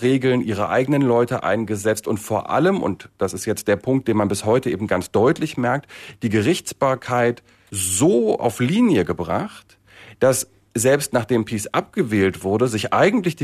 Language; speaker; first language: German; native; German